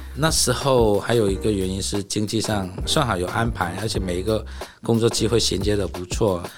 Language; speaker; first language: Chinese; non-native, fluent; Cantonese